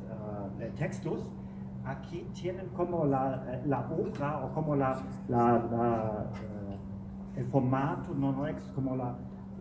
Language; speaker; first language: Spanish; non-native, learner; German